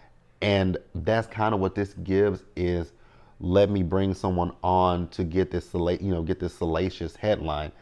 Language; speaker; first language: English; native; English